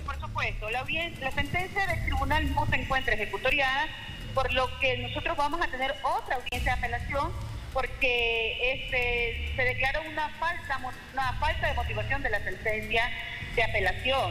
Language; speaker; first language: Spanish; native; Spanish